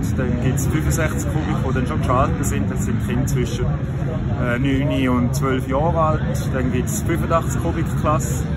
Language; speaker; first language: German; native; German